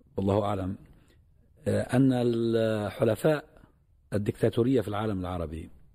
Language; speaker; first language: Arabic; native; Arabic